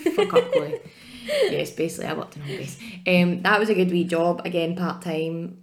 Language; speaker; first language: English; native; English